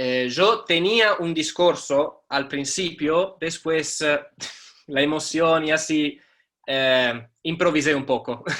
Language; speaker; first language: Spanish; non-native, fluent; Italian